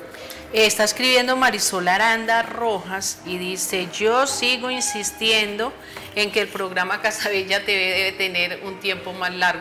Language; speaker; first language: Spanish; native; Spanish